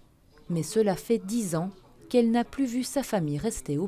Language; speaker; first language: French; native; French